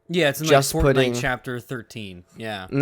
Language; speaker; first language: English; native; English